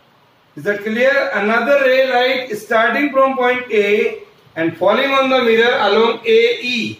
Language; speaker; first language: English; non-native, local second language; Hindi